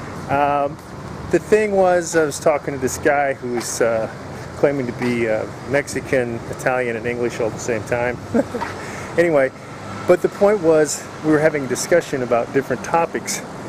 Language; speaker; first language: English; native; English